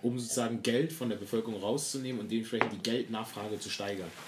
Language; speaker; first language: German; native; German